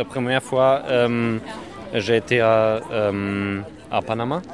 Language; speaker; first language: French; non-native, learner; German